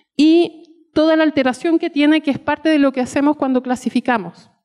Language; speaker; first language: Spanish; native; Spanish